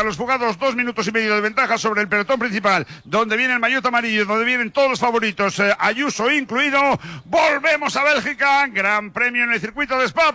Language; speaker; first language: Spanish; native; Spanish